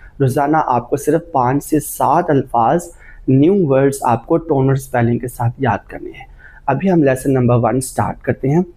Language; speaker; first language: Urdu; native; Urdu